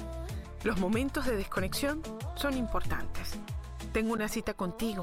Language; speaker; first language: Spanish; native; Spanish